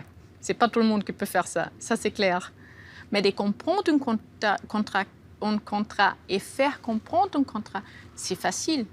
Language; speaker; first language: French; non-native, fluent; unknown